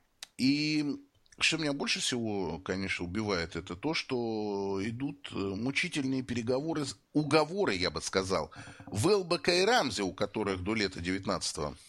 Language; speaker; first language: Russian; native; Russian